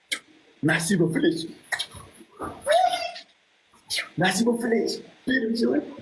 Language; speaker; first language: Russian; non-native, learner; Uzbek